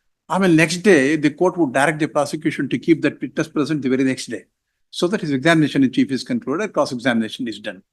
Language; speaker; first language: English; non-native, local second language; Kannada